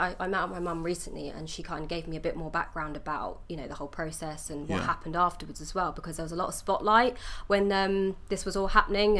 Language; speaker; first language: English; native; English